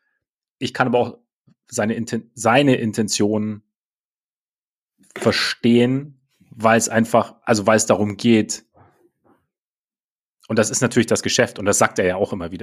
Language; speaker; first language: German; native; German